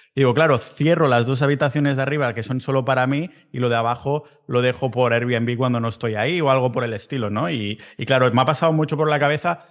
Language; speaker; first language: Spanish; native; Spanish